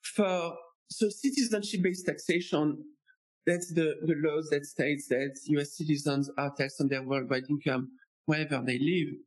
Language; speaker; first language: English; non-native, fluent; French